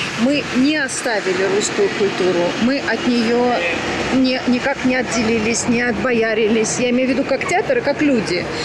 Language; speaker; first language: Russian; native; Russian